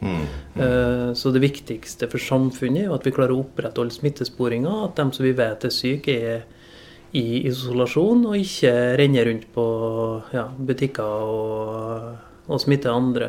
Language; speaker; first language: Norwegian; native; Norwegian